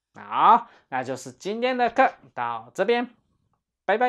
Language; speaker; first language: Chinese; non-native, fluent; Japanese